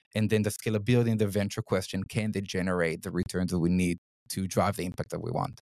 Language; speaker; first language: English; non-native, fluent; Hebrew